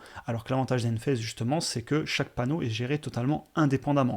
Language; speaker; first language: French; native; French